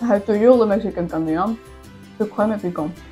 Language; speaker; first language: French; non-native, learner; Spanish